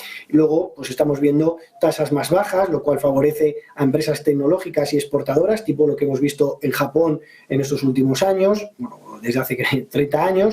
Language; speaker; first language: Spanish; native; Spanish